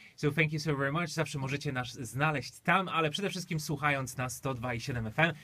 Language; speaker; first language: English; non-native, fluent; Polish